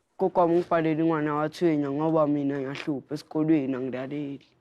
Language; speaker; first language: Zulu; native; Zulu